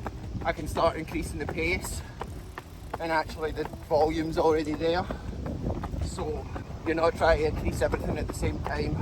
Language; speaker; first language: English; native; English